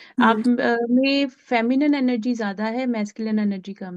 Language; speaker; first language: Hindi; native; Hindi